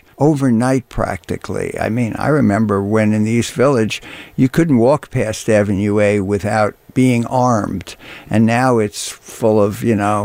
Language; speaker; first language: English; native; English